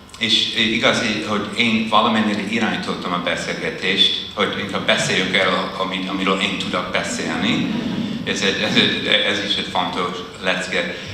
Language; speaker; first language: Hungarian; non-native, fluent; English